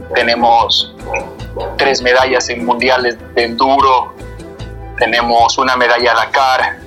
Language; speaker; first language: Spanish; native; Spanish